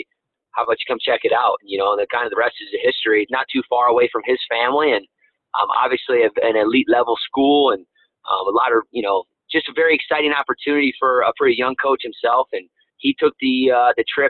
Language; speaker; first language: English; native; English